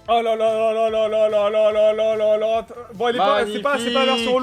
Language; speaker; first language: French; native; French